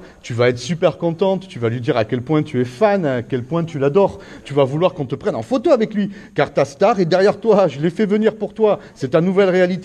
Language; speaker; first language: French; native; French